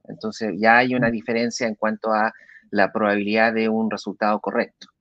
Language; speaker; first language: Spanish; native; Spanish